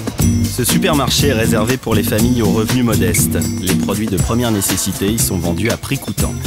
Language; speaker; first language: French; native; French